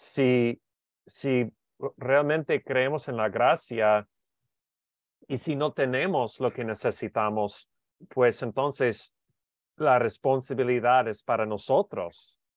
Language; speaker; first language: Spanish; non-native, learner; English